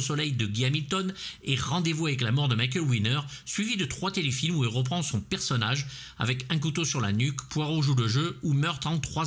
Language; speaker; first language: French; native; French